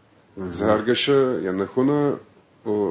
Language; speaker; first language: Hebrew; non-native, fluent; Turkish